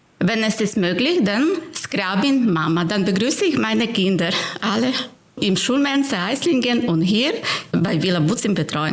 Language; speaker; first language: German; non-native, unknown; Ukrainian